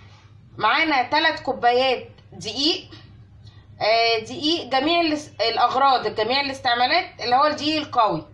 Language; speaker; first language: Arabic; native; Arabic